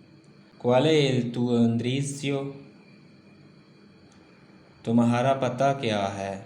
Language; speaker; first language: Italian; non-native, learner; Urdu